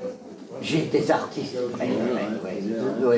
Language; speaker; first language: French; non-native, fluent; English